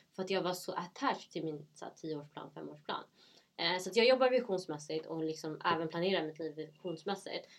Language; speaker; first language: Swedish; early bilingual, other home language; Somali